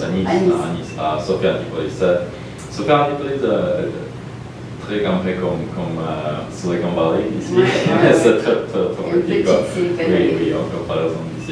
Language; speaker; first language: French; non-native, learner; Polish